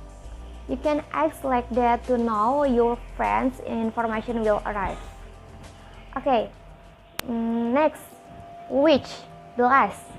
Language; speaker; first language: English; non-native, learner; Indonesian